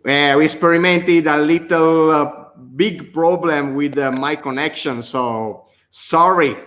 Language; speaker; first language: English; non-native, learner; Italian